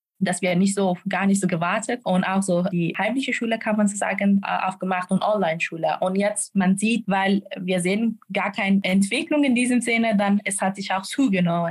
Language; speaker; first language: German; non-native, fluent; Persian